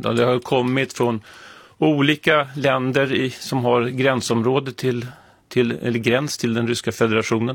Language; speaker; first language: Swedish; native; Swedish